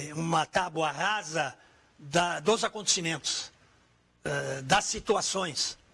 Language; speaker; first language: Portuguese; native; Portuguese